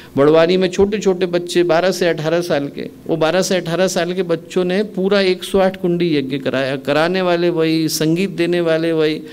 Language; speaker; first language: Hindi; native; Hindi